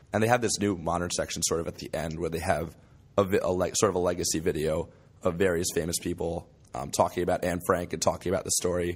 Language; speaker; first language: English; native; English